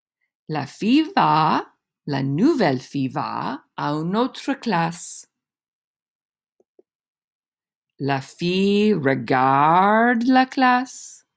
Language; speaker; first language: French; non-native, fluent; English